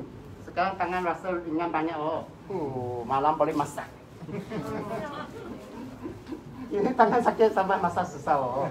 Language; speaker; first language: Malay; non-native, local second language; Cantonese